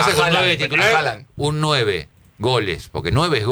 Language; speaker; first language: Spanish; native; Spanish